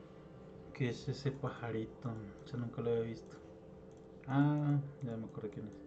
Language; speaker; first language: Spanish; native; Spanish